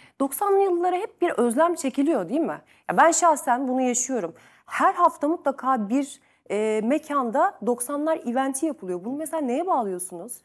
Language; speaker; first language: Turkish; native; Turkish